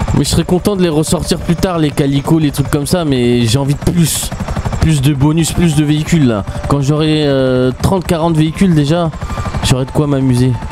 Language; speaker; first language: French; native; French